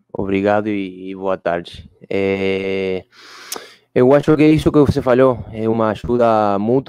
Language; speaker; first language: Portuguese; non-native, fluent; Spanish